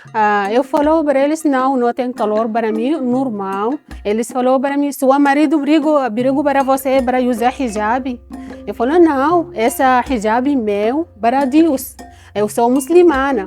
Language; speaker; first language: Portuguese; non-native, learner; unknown